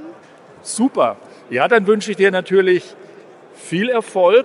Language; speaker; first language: German; native; German